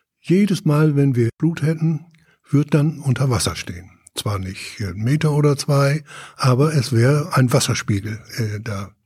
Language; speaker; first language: German; native; German